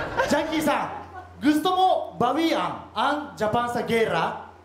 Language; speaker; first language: Filipino; non-native, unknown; Japanese